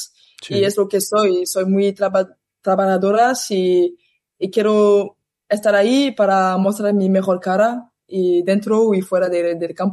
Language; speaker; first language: Spanish; non-native, learner; French